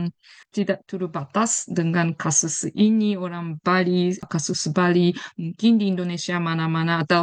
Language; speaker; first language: Indonesian; non-native, fluent; Japanese